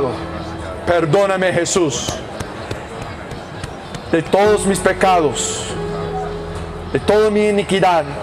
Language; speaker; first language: Spanish; non-native, learner; English